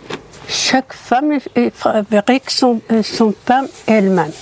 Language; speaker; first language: French; non-native, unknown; Berber languages